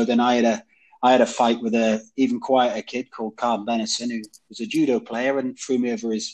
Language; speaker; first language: English; native; English